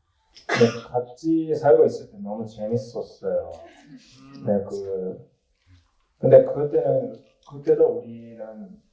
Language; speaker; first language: Korean; non-native, learner; Japanese